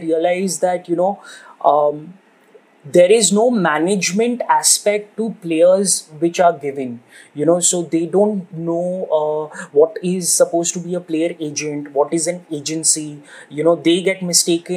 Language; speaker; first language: English; non-native, local second language; Hindi